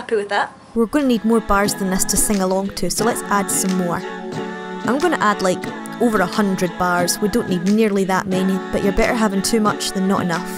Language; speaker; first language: English; native; English